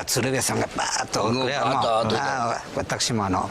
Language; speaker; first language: Japanese; early bilingual, heritage; Spanish